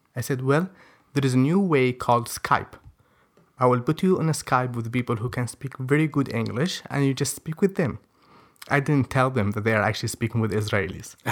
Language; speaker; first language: English; non-native, fluent; Arabic